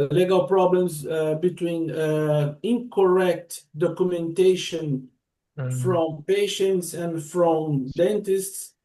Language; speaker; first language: English; non-native, learner; Portuguese